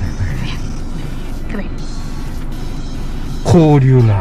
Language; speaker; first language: Japanese; non-native, fluent; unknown